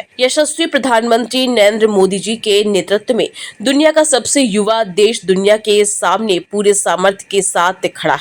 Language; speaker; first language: Hindi; native; Hindi